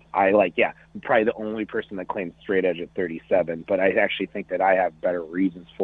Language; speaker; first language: English; native; English